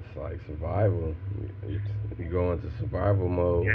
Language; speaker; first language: English; native; English